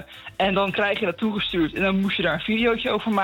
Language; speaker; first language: Dutch; native; Dutch